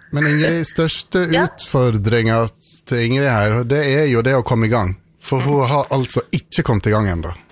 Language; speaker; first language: Norwegian; native; Norwegian